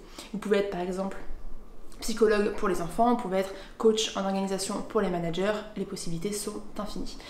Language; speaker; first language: French; native; French